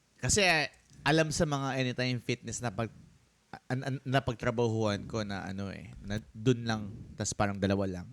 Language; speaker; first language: Filipino; native; Filipino